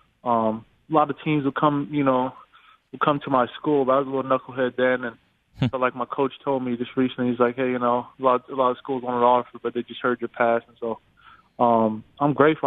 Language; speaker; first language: English; native; English